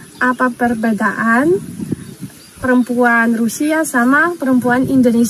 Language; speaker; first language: Indonesian; non-native, fluent; Russian